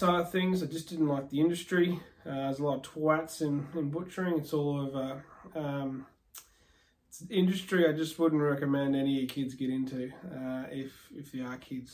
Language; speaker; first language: English; native; English